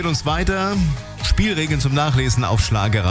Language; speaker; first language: German; native; German